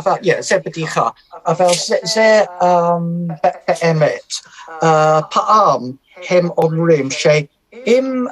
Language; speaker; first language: Hebrew; non-native, learner; English